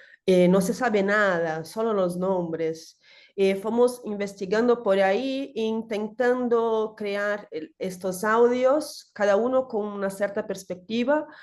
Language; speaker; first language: Spanish; non-native, learner; Portuguese